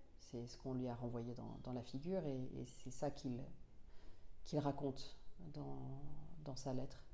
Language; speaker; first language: French; non-native, local second language; Finnish